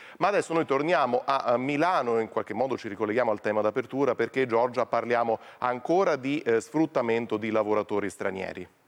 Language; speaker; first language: Italian; native; Italian